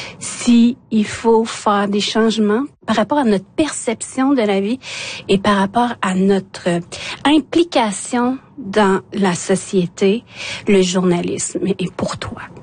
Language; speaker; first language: French; non-native, local second language; Innu-aimun